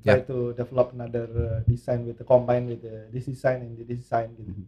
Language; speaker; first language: English; non-native, learner; Indonesian